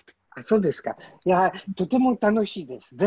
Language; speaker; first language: Japanese; non-native, learner; Polish